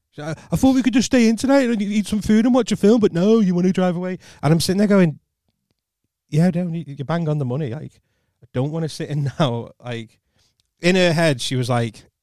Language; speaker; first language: English; native; English